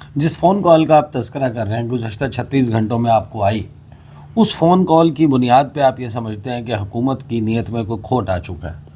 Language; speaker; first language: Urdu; native; Urdu